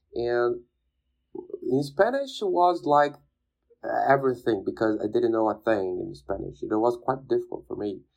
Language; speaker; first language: English; non-native, fluent; Portuguese